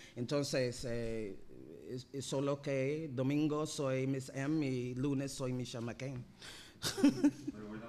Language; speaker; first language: Spanish; non-native, fluent; English